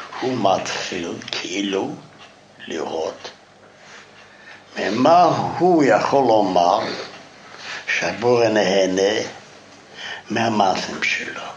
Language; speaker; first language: Hebrew; non-native, fluent; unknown